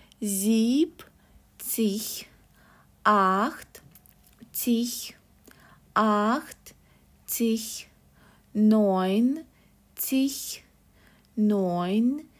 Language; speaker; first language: German; non-native, fluent; Russian